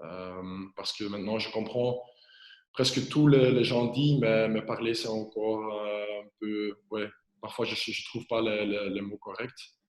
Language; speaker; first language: French; non-native, local second language; Dutch